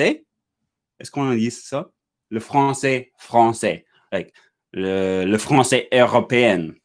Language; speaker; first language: French; non-native, learner; English